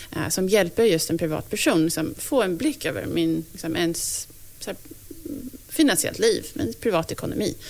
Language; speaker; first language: Swedish; non-native, fluent; English